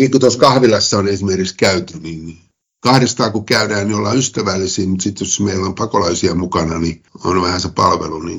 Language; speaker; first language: Finnish; native; Finnish